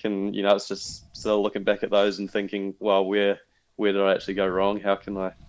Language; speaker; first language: English; native; English